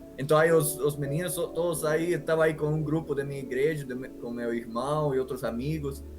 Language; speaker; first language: Portuguese; non-native, fluent; English